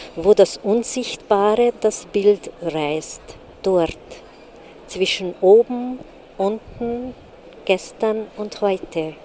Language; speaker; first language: German; non-native, fluent; Hungarian